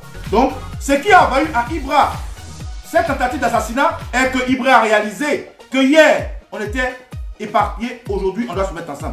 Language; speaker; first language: French; native; French